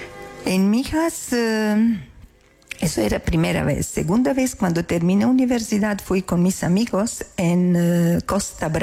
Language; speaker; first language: Spanish; non-native, learner; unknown